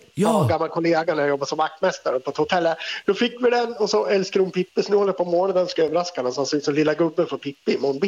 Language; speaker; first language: Swedish; native; Swedish